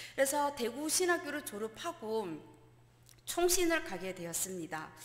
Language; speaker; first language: Korean; non-native, fluent; Chinese